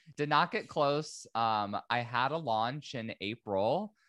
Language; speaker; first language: English; native; English